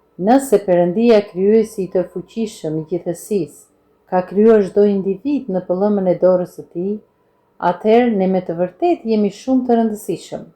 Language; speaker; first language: Albanian; non-native, fluent; English